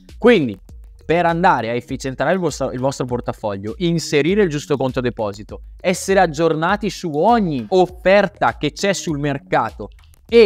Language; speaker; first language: Italian; native; Italian